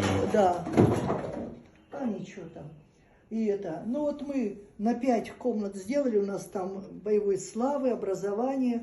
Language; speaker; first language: Russian; native; Russian